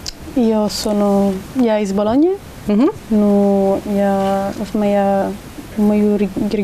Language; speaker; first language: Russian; non-native, learner; Italian